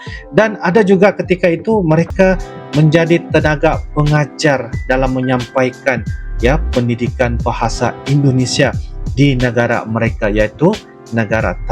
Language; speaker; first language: Indonesian; non-native, local second language; Malay